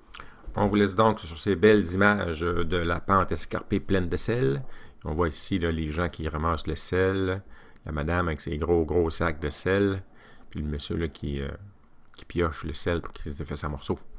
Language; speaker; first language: French; native; French